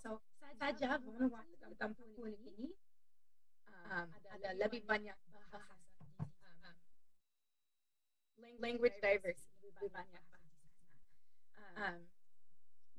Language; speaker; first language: Indonesian; non-native, learner; English